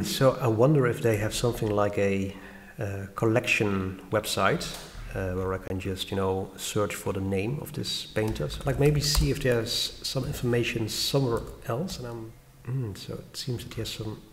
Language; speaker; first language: English; non-native, fluent; Dutch